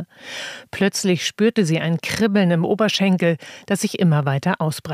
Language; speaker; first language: German; native; German